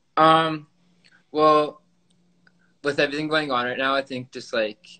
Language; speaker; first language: English; native; English